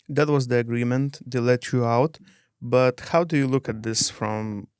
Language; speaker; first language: English; non-native, fluent; Lithuanian